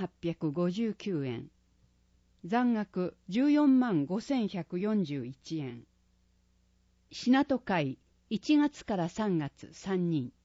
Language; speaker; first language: Japanese; native; Japanese